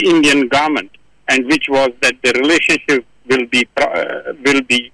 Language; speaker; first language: English; non-native, local second language; Kashmiri